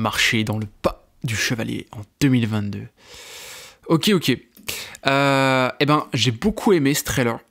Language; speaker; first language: French; native; French